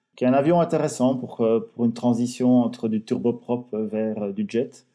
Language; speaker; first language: French; native; French